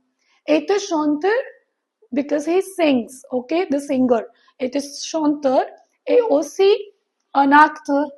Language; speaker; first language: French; non-native, fluent; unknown